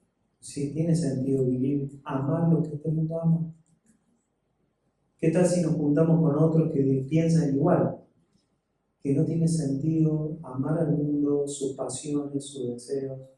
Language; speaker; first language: Spanish; native; Spanish